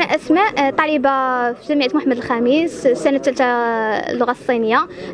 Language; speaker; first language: Arabic; native; Arabic